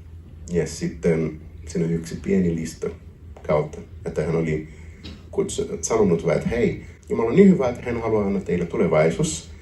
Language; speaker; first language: Finnish; non-native, learner; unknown